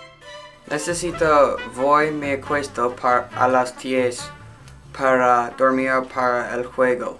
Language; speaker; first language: Spanish; non-native, learner; English